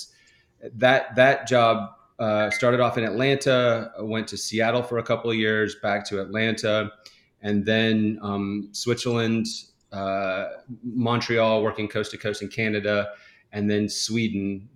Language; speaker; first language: English; native; English